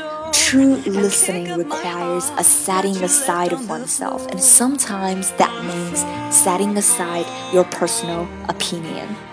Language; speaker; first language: English; non-native, fluent; Chinese